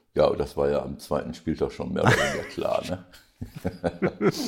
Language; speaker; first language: German; native; German